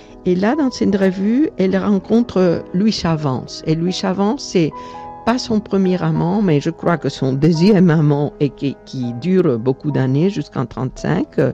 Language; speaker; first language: French; non-native, fluent; Catalan